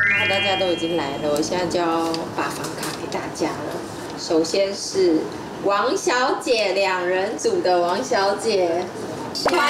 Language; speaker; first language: Chinese; native; Chinese